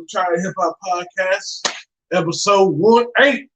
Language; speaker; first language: English; native; English